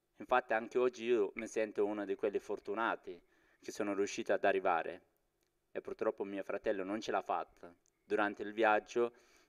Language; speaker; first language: Italian; non-native, fluent; Persian